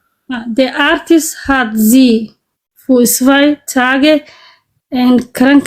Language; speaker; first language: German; non-native, learner; Somali